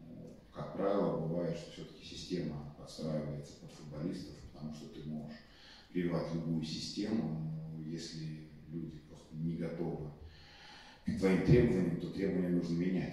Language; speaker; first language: Russian; native; Russian